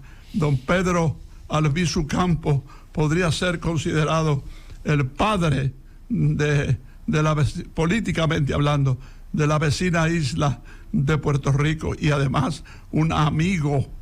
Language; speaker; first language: Spanish; native; Spanish